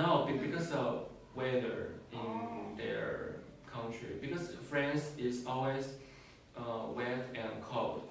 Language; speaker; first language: English; non-native, learner; Chinese